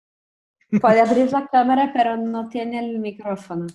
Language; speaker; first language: Spanish; non-native, fluent; Portuguese